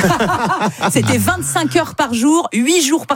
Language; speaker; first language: French; native; French